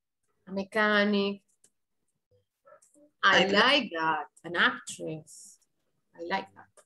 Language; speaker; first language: English; non-native, fluent; Spanish